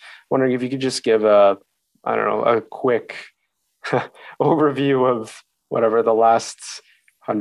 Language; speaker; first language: English; native; English